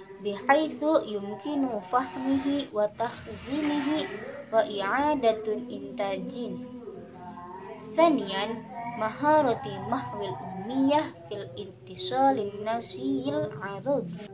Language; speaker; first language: Arabic; non-native, learner; Indonesian